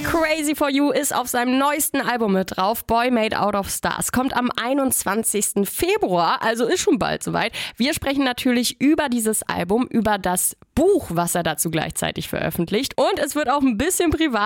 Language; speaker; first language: German; native; German